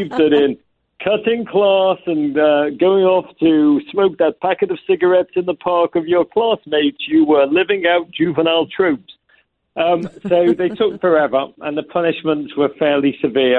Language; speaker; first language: English; native; English